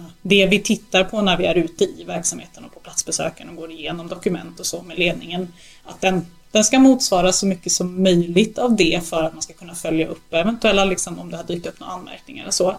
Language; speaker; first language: Swedish; native; Swedish